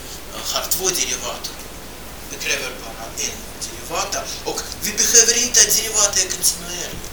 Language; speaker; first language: Swedish; non-native, fluent; Russian